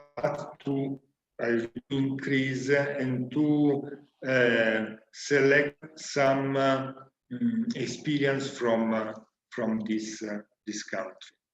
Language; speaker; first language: English; non-native, learner; Italian